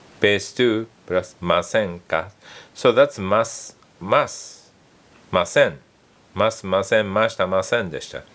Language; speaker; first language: Japanese; non-native, fluent; English